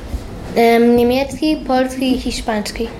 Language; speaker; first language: Polish; early bilingual, heritage; Polish